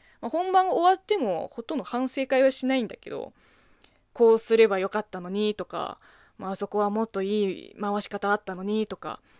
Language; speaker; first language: Japanese; non-native, fluent; Chinese